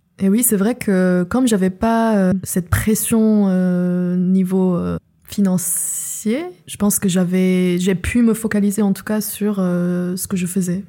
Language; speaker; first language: French; non-native, fluent; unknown